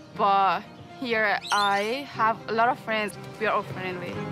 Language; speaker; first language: English; non-native, fluent; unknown